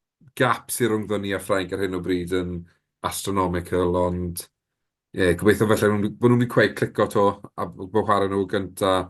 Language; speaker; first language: Welsh; native; Welsh